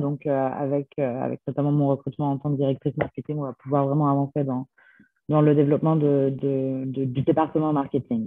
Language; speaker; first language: French; native; French